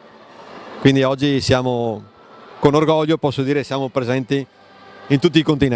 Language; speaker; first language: Italian; native; Italian